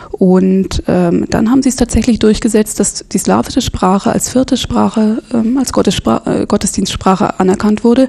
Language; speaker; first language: German; non-native, local second language; Latvian